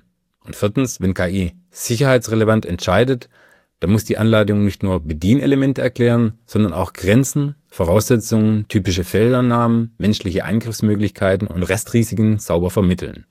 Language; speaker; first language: German; native; German